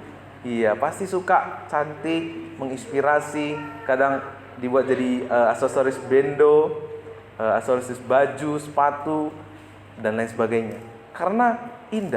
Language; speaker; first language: Indonesian; native; Indonesian